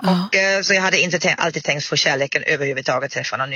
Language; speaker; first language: Swedish; non-native, fluent; German